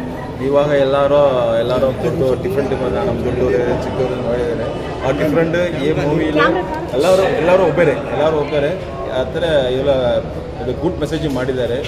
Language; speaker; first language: Kannada; non-native, learner; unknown